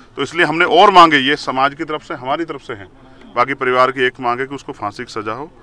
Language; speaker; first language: Hindi; native; Hindi